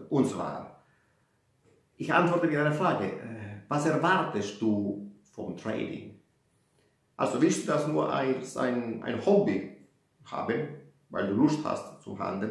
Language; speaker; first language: German; non-native, fluent; Italian